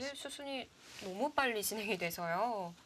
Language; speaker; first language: Korean; native; Korean